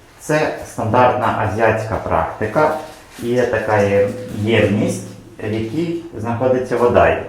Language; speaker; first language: Ukrainian; native; Ukrainian